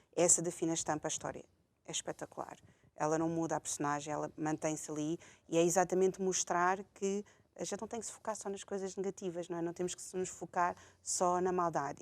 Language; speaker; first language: Portuguese; native; Portuguese